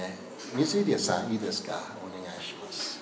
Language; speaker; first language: Japanese; non-native, learner; English